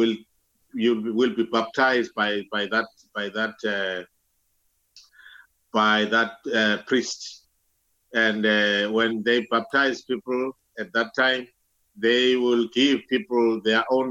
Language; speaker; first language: English; non-native, local second language; Zulu